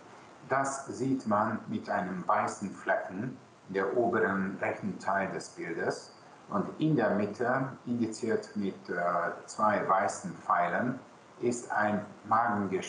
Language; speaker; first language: German; non-native, local second language; Hungarian